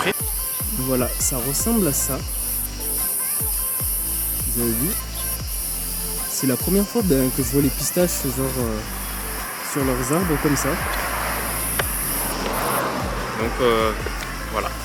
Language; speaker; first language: French; native; French